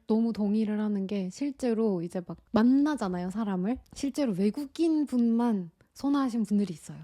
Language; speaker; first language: Korean; non-native, fluent; Turkish